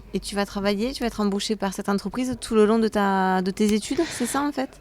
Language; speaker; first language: French; native; French